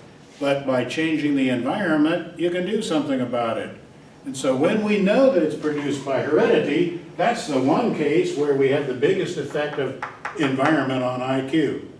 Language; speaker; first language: English; native; English